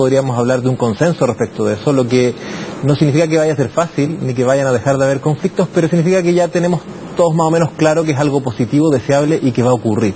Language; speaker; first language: Spanish; native; Spanish